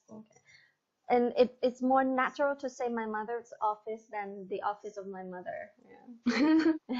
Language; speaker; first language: English; non-native, fluent; Thai